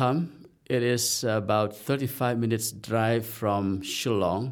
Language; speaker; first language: English; non-native, local second language; Khasi